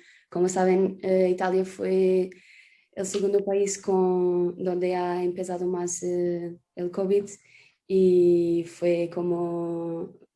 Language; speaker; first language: Spanish; non-native, fluent; Portuguese